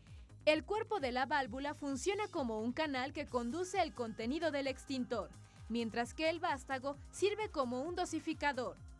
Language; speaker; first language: Spanish; native; Spanish